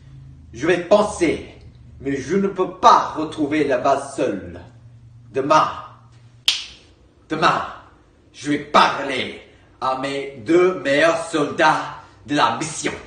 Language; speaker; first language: French; non-native, learner; English